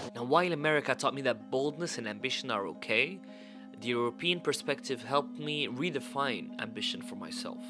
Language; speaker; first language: English; non-native, fluent; Arabic